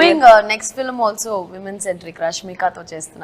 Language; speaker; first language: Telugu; non-native, local second language; Tamil